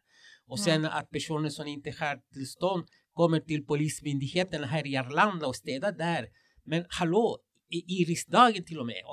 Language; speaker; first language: Swedish; non-native, fluent; Spanish